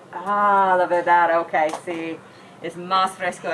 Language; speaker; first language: Spanish; non-native, learner; English